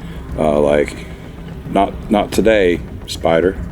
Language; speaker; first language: English; native; English